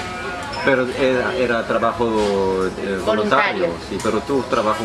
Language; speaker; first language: Spanish; non-native, learner; Danish